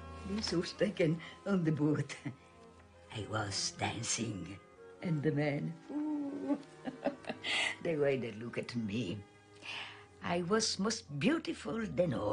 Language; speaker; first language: English; non-native, fluent; Italian